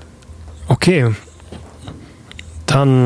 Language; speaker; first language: German; native; German